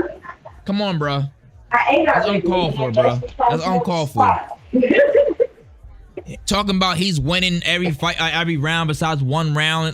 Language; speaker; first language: English; native; English